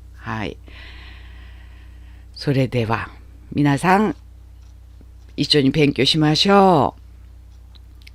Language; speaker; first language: Japanese; non-native, fluent; Korean